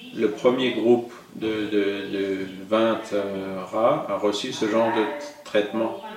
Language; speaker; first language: French; non-native, fluent; Portuguese